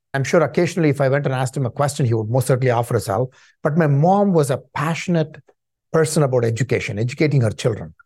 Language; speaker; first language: English; non-native, local second language; Tamil